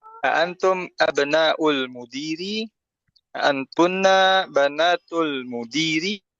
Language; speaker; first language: Arabic; non-native, learner; Indonesian